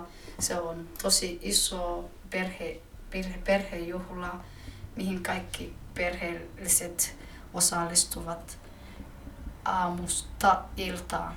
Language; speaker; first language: Finnish; early bilingual, other home language; Somali